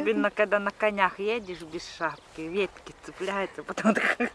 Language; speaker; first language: Russian; native; Russian